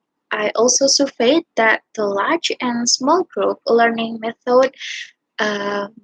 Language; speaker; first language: English; non-native, learner; Indonesian